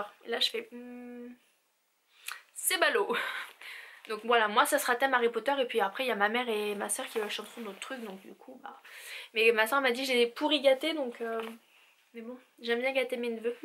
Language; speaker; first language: French; native; French